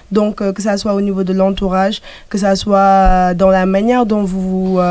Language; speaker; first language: French; non-native, local second language; Wolof